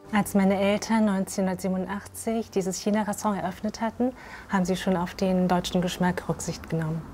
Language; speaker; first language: German; early bilingual, other home language; Cantonese